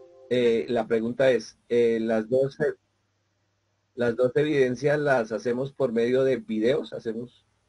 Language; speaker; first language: Spanish; native; Spanish